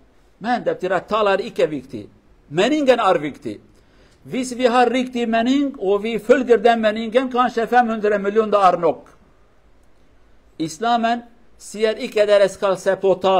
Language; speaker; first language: Norwegian; non-native, fluent; Kurdish